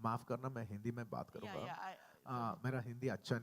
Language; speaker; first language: Hindi; non-native, local second language; Telugu